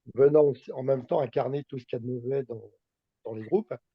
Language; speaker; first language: French; native; French